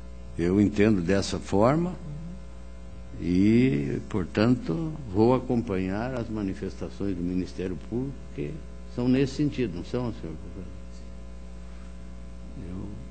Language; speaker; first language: Portuguese; native; Portuguese